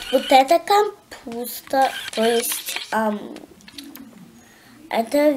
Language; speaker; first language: Russian; early bilingual, heritage; Russian